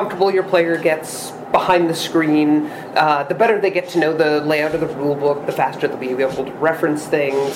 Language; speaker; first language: English; native; English